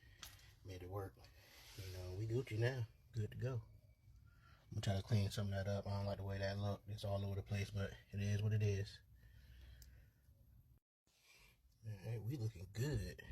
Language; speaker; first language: English; native; English